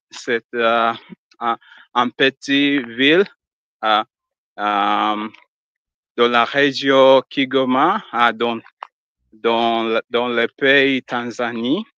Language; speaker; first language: French; non-native, learner; Swahili